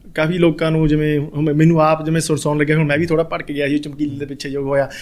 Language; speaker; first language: Punjabi; early bilingual, heritage; Punjabi